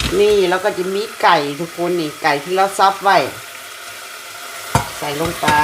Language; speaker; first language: Thai; non-native, local second language; Lao